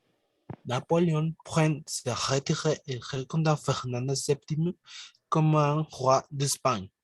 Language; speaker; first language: French; non-native, learner; Spanish